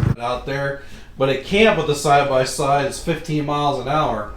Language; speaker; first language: English; native; English